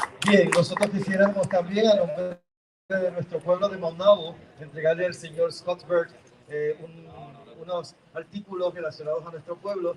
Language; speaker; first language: Spanish; native; Spanish